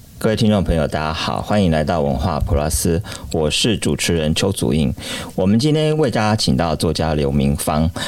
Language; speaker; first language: Chinese; native; Chinese